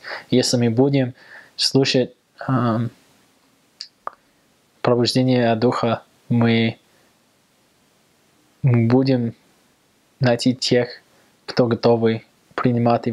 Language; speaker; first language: Russian; non-native, learner; English